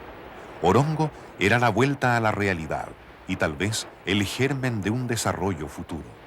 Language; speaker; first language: Spanish; native; Spanish